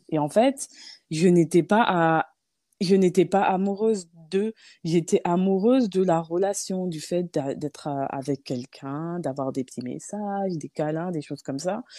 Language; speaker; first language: French; native; French